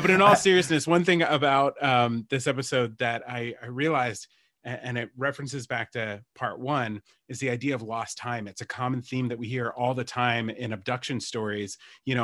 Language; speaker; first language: English; native; English